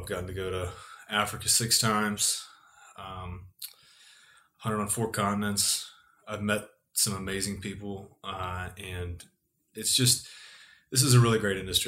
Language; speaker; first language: English; native; English